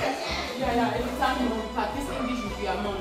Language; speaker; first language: English; non-native, learner; French